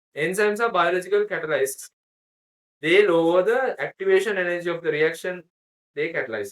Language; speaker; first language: English; non-native, local second language; Sinhala